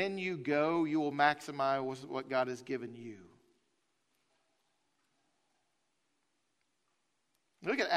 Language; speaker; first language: English; native; English